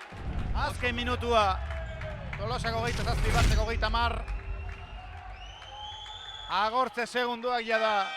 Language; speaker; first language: Basque; native; Basque